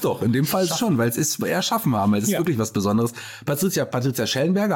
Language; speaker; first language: German; native; German